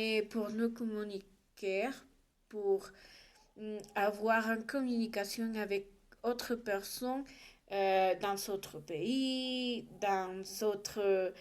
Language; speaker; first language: French; non-native, learner; Spanish